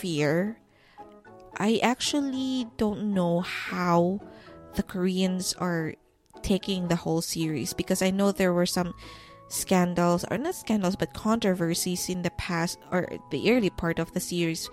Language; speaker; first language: English; non-native, local second language; Filipino